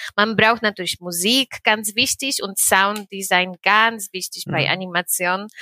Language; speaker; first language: German; non-native, fluent; Polish